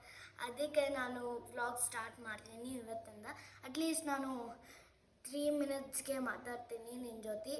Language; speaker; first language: Kannada; non-native, local second language; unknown